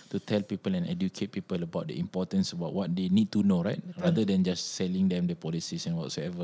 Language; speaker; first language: English; non-native, local second language; Malay